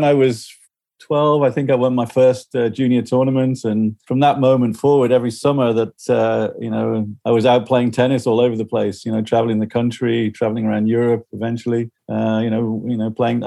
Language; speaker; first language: English; native; English